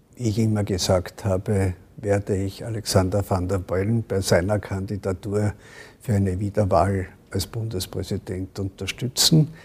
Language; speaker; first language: German; native; German